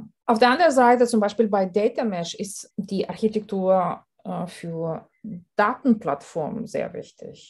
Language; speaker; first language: German; non-native, fluent; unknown